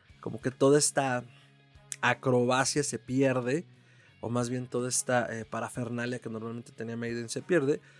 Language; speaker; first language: Spanish; native; Spanish